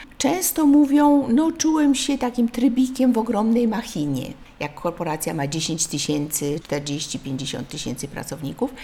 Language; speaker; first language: Polish; native; Polish